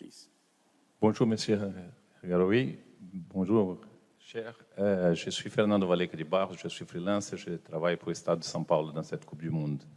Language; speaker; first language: French; non-native, fluent; Portuguese